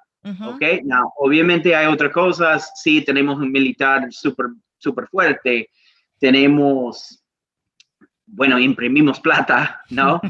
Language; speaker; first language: Spanish; non-native, learner; English